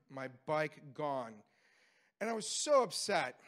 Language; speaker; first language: English; native; English